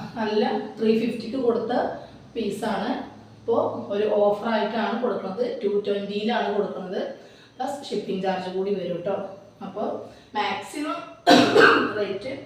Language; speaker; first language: Malayalam; native; Malayalam